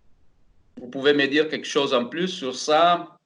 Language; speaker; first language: French; non-native, fluent; Italian